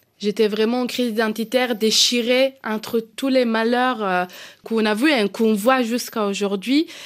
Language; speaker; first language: French; non-native, fluent; Hebrew